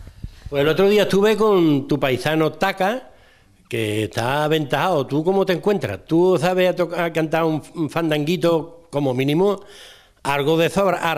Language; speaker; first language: Spanish; native; Spanish